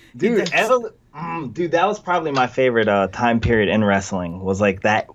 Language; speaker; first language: English; native; English